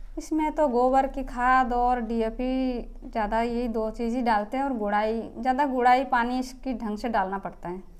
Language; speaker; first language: Hindi; non-native, local second language; Bangla